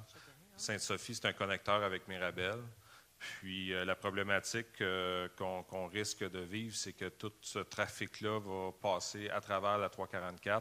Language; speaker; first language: French; native; French